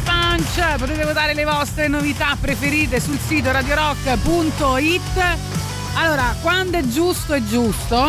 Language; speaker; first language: Italian; native; Italian